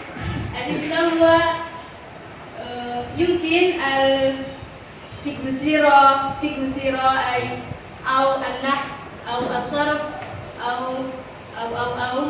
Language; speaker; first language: Arabic; non-native, learner; Indonesian